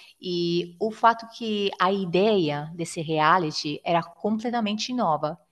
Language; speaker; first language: Portuguese; non-native, fluent; Italian